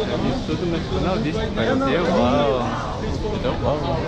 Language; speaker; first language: Portuguese; non-native, fluent; Russian